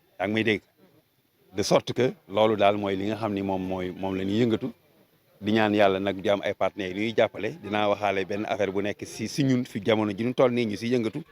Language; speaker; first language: Wolof; native; Wolof